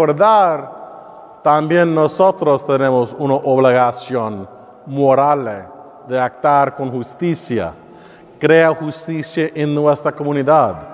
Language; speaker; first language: Spanish; non-native, learner; English